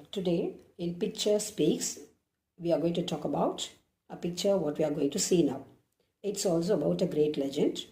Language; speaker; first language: English; non-native, local second language; Tamil